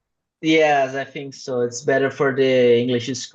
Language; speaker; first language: English; non-native, learner; Portuguese